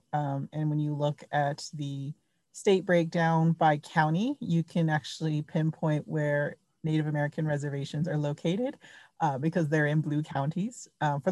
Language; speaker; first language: English; early bilingual, other home language; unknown